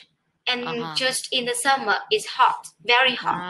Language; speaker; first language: English; non-native, learner; Vietnamese